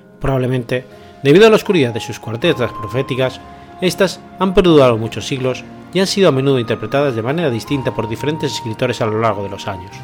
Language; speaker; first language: Spanish; native; Spanish